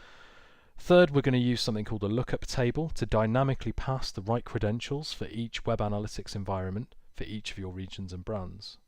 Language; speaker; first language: English; native; English